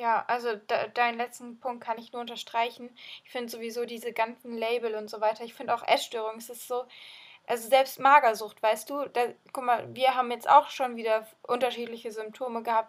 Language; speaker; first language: German; native; German